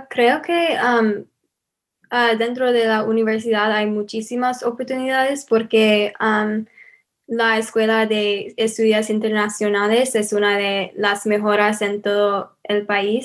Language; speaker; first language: Spanish; non-native, learner; English